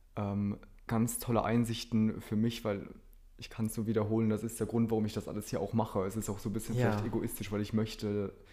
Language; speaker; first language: German; early bilingual, other home language; Polish